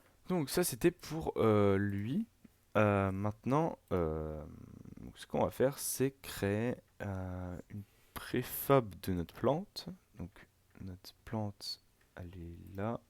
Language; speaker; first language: French; native; French